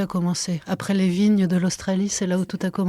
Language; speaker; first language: French; native; French